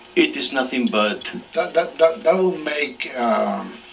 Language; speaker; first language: English; non-native, fluent; Spanish